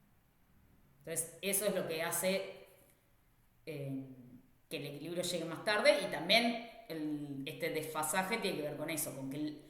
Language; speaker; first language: Spanish; native; Spanish